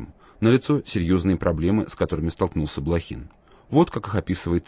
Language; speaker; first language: Russian; native; Russian